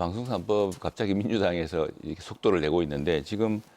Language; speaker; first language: Korean; native; Korean